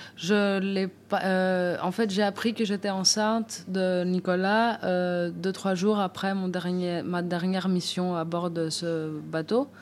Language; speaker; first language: French; non-native, fluent; Greek